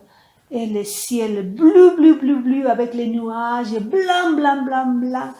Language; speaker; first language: French; non-native, fluent; Spanish